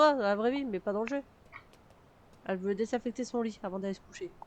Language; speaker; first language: French; native; French